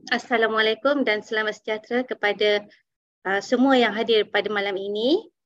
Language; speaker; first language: Malay; native; Malay